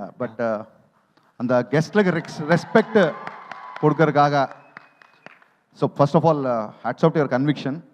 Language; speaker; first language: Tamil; non-native, learner; Telugu